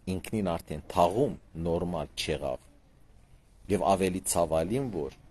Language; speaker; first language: Armenian; early bilingual, heritage; Armenian